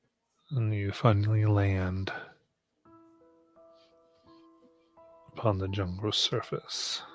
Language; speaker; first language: English; native; English